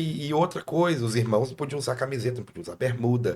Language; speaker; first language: Portuguese; native; Portuguese